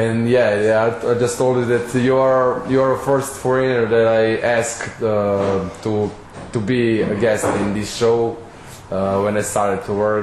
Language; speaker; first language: English; non-native, fluent; Serbian